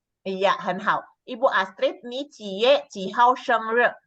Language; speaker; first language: Chinese; non-native, fluent; Indonesian